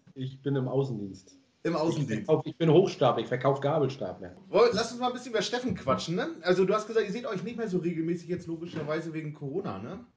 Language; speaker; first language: German; native; German